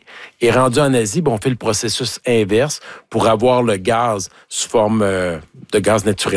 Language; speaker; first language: French; native; French